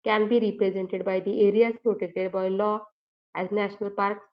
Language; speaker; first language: English; non-native, local second language; Marathi